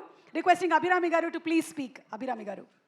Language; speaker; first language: Telugu; native; Telugu